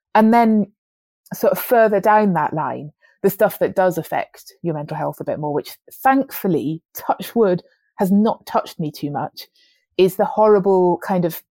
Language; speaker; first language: English; native; English